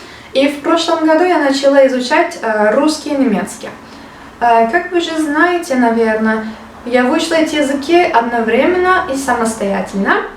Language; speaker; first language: Russian; non-native, learner; Turkish